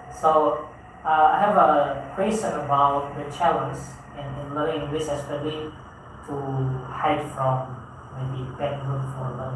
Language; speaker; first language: English; non-native, fluent; Indonesian